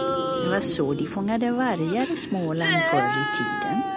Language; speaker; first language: Swedish; native; Swedish